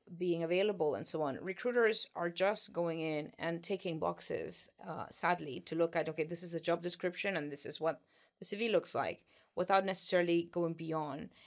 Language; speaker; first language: English; non-native, fluent; Spanish